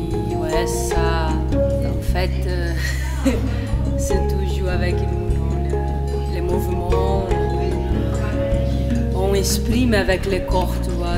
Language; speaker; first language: French; non-native, fluent; Portuguese